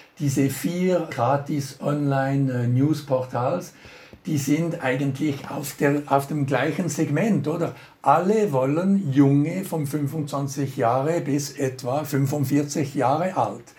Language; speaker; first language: German; non-native, local second language; French